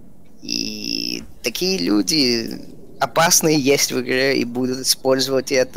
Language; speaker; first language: Russian; early bilingual, heritage; Russian